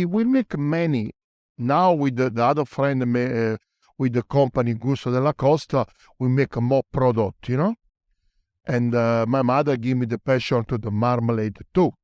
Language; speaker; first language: English; non-native, learner; Italian